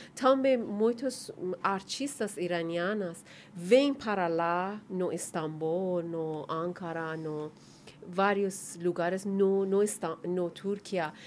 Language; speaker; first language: Portuguese; non-native, learner; Persian